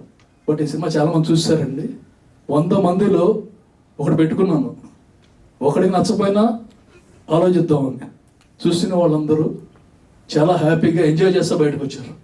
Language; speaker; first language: Telugu; native; Telugu